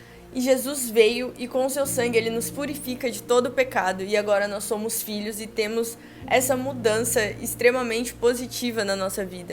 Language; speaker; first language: Portuguese; native; Portuguese